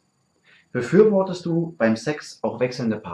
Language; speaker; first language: German; native; German